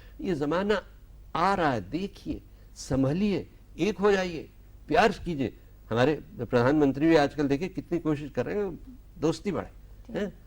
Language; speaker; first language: Hindi; non-native, local second language; Gujarati